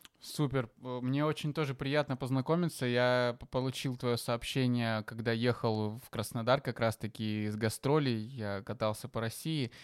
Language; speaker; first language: Russian; native; Russian